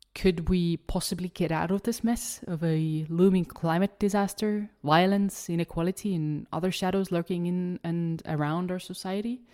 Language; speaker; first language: English; non-native, fluent; Estonian